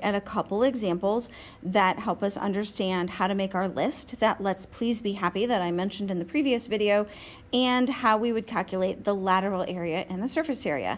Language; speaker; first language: English; native; English